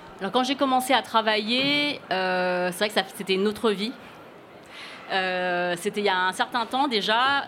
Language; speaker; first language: French; early bilingual, other home language; Cantonese